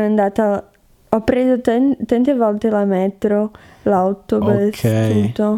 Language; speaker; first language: Italian; non-native, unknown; Portuguese